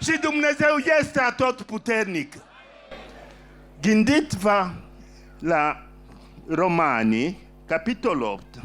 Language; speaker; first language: Romanian; non-native, fluent; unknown